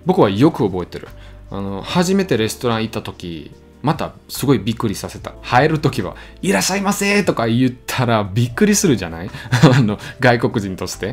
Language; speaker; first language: Japanese; non-native, learner; German